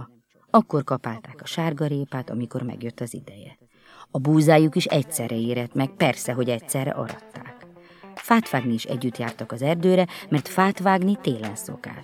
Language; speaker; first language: Hungarian; native; Hungarian